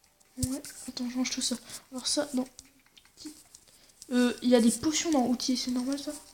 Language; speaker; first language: French; native; French